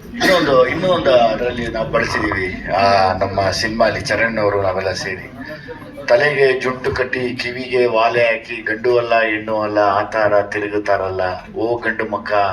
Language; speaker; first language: Kannada; native; Kannada